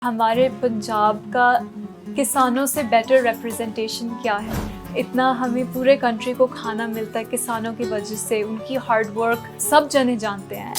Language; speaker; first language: Hindi; non-native, local second language; Punjabi